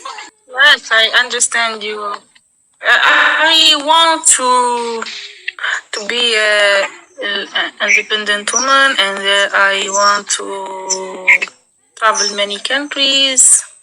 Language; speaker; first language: English; non-native, learner; Arabic